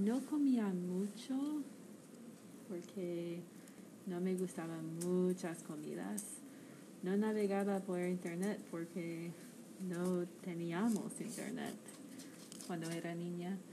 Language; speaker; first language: Spanish; non-native, learner; English